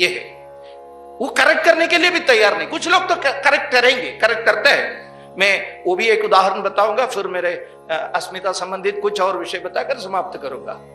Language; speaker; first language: Hindi; non-native, local second language; Malayalam